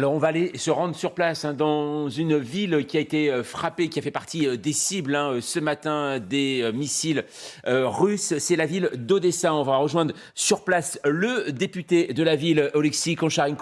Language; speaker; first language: French; native; French